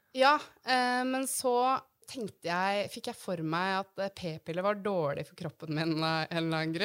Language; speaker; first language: Norwegian; native; Norwegian